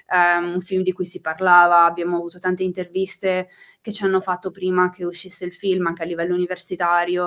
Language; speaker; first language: Italian; native; Italian